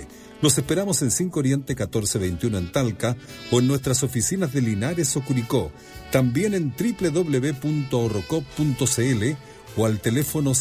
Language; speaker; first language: Spanish; native; Spanish